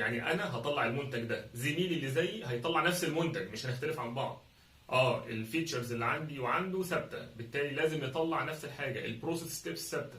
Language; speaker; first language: Arabic; native; Arabic